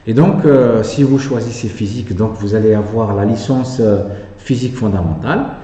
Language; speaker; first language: French; non-native, local second language; Arabic